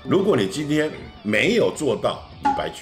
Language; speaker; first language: Chinese; native; Chinese